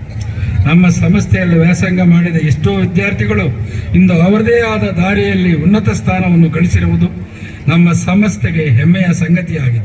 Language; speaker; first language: Kannada; native; Kannada